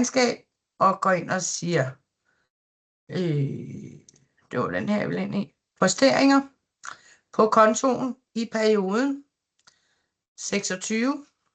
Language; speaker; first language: Danish; native; Danish